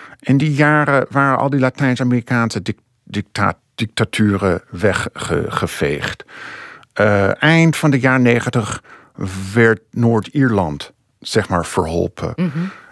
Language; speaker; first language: Dutch; non-native, fluent; English